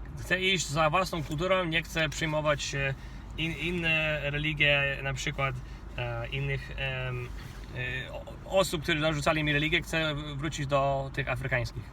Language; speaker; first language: Polish; non-native, fluent; Kinyarwanda